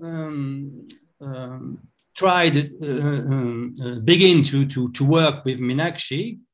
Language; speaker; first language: English; non-native, learner; French